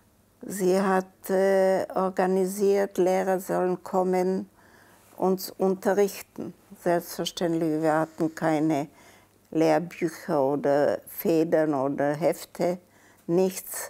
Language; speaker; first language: German; non-native, fluent; Czech